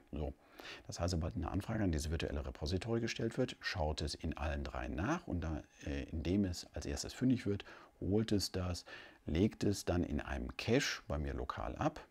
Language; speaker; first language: German; native; German